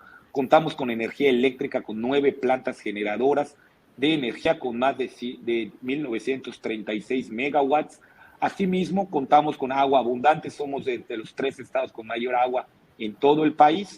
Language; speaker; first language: Spanish; native; Spanish